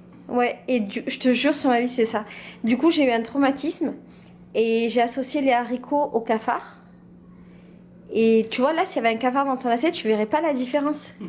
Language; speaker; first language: French; native; French